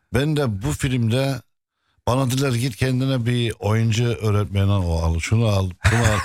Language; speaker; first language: Turkish; early bilingual, heritage; Turkish